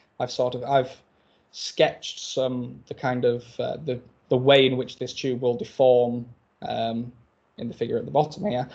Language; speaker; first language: English; native; English